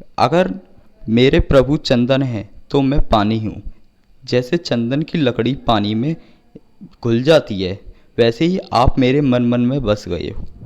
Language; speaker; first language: Hindi; native; Hindi